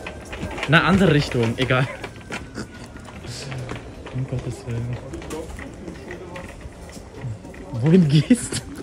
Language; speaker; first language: German; native; German